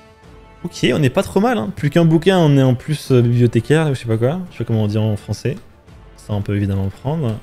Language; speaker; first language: French; native; French